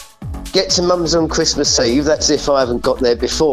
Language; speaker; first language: English; native; English